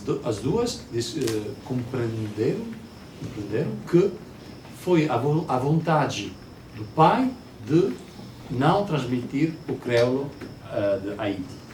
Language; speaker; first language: Portuguese; non-native, learner; Italian